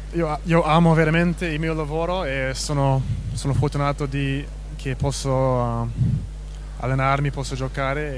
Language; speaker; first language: Italian; non-native, fluent; English